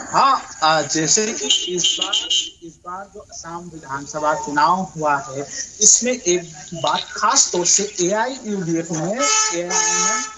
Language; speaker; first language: Hindi; non-native, local second language; Assamese